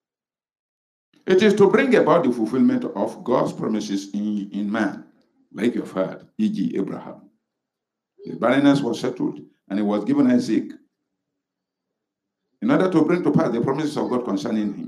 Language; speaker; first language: English; non-native, local second language; Yoruba